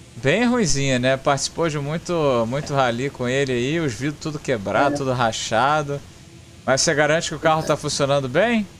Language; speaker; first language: Portuguese; native; Portuguese